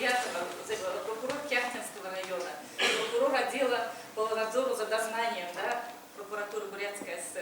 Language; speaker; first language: Russian; native; Russian